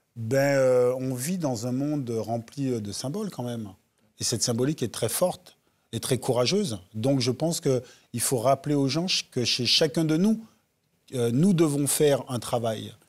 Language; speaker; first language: French; native; French